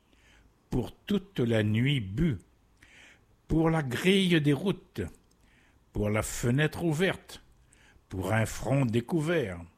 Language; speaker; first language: French; native; French